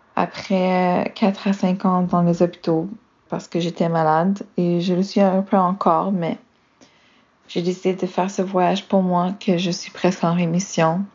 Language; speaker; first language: French; native; French